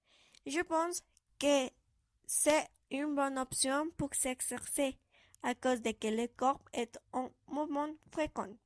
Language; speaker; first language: French; non-native, learner; Spanish